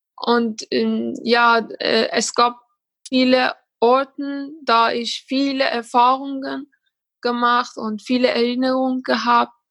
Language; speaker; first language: German; non-native, learner; Persian